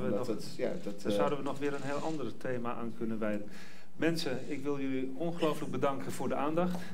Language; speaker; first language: Dutch; native; Dutch